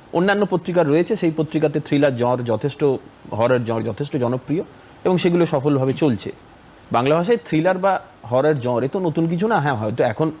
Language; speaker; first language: Bangla; native; Bangla